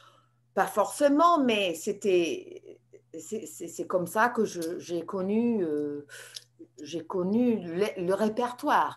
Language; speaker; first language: French; non-native, fluent; English